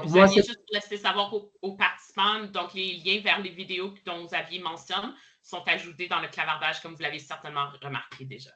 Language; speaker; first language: French; native; French